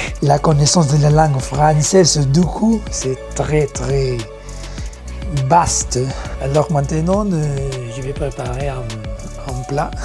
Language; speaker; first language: French; non-native, learner; Spanish